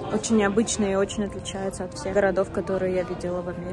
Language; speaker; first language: Russian; native; Russian